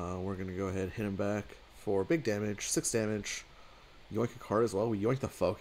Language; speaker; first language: English; native; English